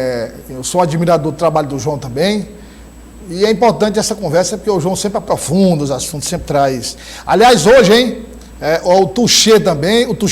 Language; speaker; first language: Portuguese; native; Portuguese